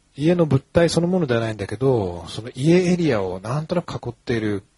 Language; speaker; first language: Japanese; native; Japanese